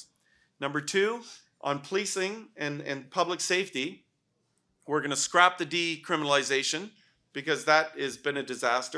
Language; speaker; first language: English; native; English